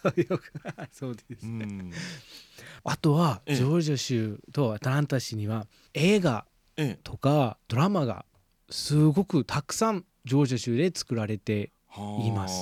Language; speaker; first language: Japanese; non-native, fluent; English